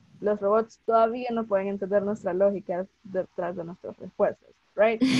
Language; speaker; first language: Spanish; native; Spanish